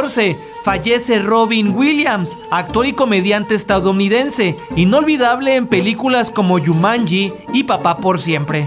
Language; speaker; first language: Spanish; native; Spanish